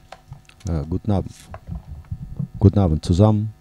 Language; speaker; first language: German; non-native, fluent; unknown